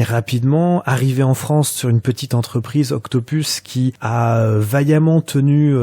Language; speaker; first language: French; native; French